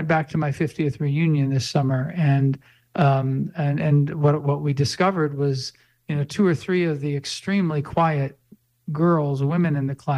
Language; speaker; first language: English; native; English